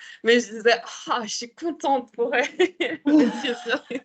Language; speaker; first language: French; native; French